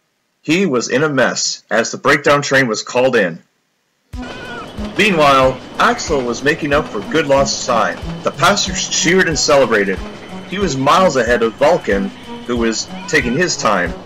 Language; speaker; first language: English; native; English